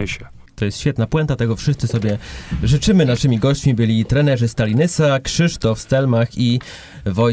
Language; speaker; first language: Polish; native; Polish